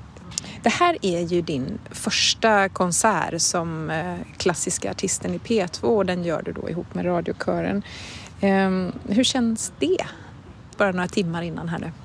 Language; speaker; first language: Swedish; native; Swedish